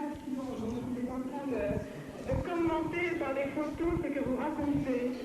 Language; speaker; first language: French; non-native, fluent; Russian